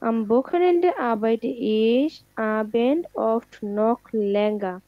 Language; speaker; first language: German; non-native, learner; Bangla